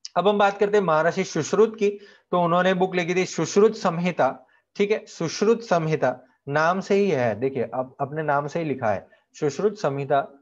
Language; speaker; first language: Hindi; non-native, local second language; Gujarati